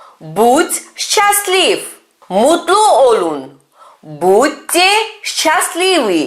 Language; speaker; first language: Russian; non-native, fluent; Turkish